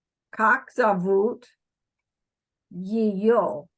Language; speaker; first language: Russian; non-native, fluent; English